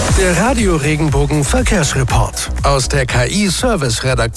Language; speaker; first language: German; native; German